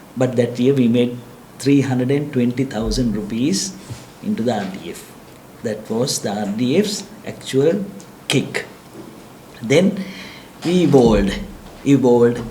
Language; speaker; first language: English; non-native, local second language; Sinhala